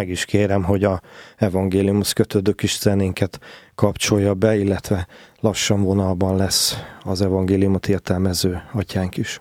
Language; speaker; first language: Hungarian; native; Hungarian